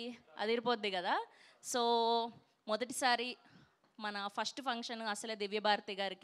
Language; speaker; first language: Telugu; native; Telugu